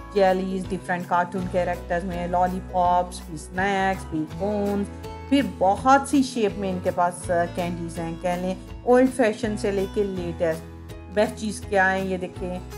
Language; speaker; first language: Urdu; native; Urdu